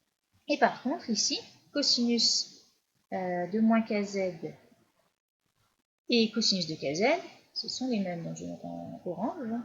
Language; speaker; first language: French; native; French